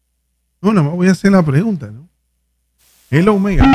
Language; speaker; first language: Spanish; native; Spanish